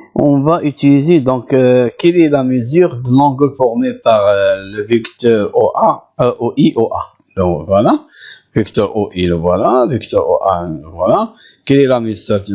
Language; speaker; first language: French; non-native, local second language; Arabic